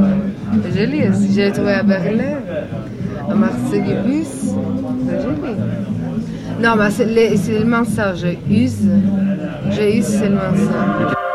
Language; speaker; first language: French; non-native, learner; Italian